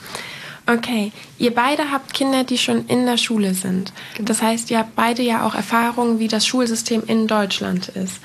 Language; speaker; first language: German; native; German